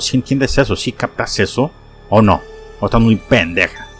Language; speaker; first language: Spanish; native; Spanish